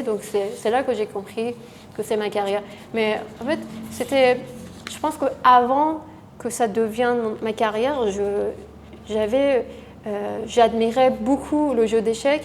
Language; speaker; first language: French; non-native, fluent; Persian